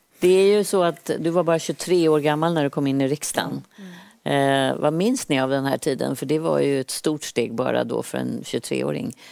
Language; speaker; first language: Swedish; native; Swedish